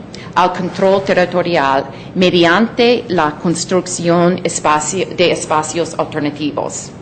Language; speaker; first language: Spanish; non-native, fluent; English